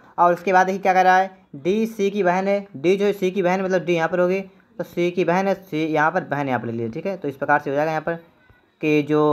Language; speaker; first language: Hindi; native; Hindi